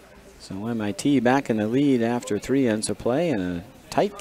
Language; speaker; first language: English; native; English